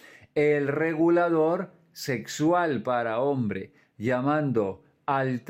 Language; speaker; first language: Spanish; native; Spanish